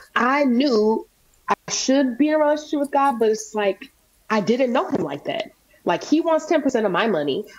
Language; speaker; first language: English; native; English